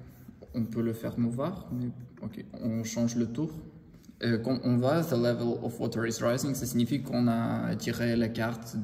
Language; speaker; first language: French; non-native, learner; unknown